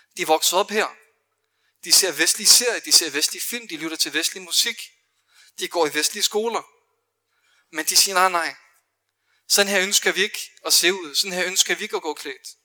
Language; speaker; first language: Danish; early bilingual, other home language; Arabic